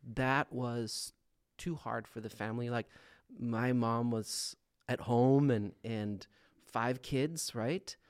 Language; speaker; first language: English; non-native, fluent; Swedish